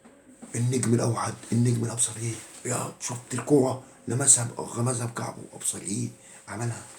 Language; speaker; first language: Arabic; native; Arabic